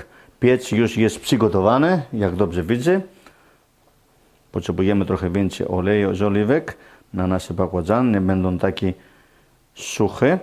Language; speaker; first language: Polish; non-native, learner; Greek